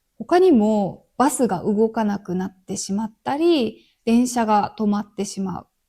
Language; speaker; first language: Japanese; native; Japanese